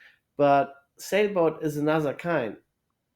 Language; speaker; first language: English; non-native, learner; German